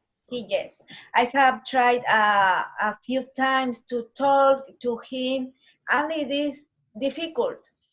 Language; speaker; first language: English; non-native, learner; Spanish